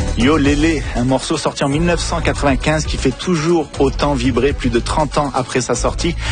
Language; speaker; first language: French; native; French